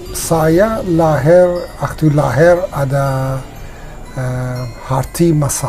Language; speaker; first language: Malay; non-native, learner; Persian